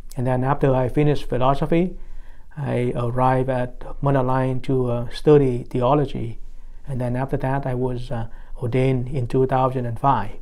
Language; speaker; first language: English; non-native, fluent; Vietnamese